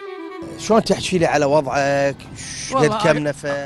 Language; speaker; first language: Arabic; native; Arabic